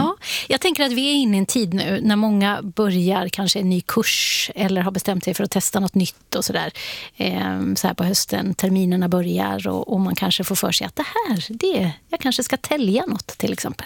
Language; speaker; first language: Swedish; native; Swedish